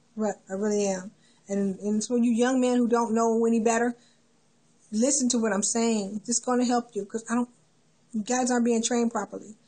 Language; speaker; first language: English; native; English